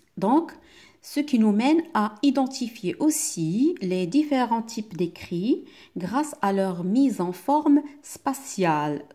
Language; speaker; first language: French; non-native, local second language; Arabic